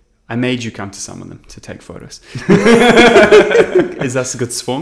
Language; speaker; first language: English; native; English